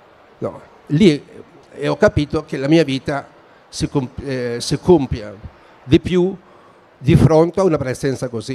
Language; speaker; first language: Italian; non-native, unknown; Spanish